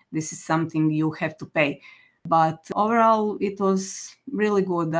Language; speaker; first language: English; non-native, fluent; Croatian